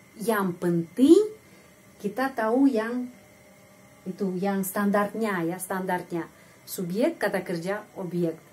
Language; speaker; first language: Indonesian; non-native, fluent; Russian